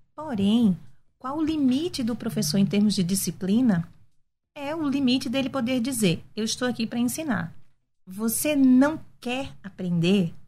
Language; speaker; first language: Portuguese; native; Portuguese